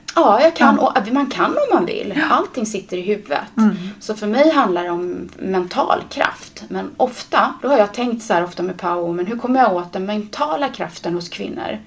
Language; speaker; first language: Swedish; native; Swedish